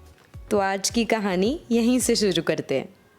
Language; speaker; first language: Hindi; native; Hindi